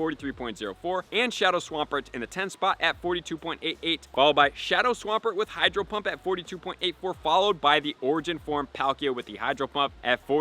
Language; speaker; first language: English; native; English